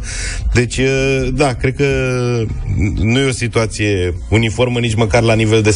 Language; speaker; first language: Romanian; native; Romanian